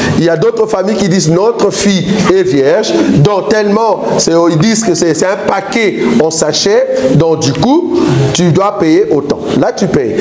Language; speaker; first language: French; non-native, local second language; Lingala